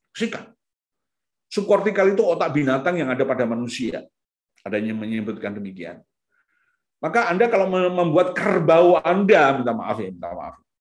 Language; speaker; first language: Indonesian; native; Indonesian